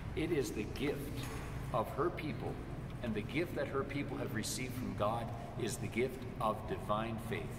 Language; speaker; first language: English; early bilingual, other home language; Ukrainian